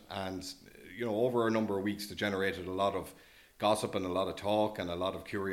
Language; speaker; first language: English; native; English